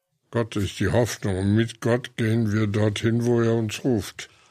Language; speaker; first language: German; native; German